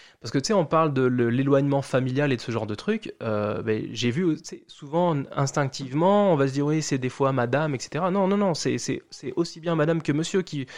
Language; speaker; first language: French; native; French